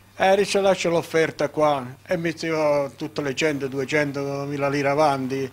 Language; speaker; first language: Italian; native; Italian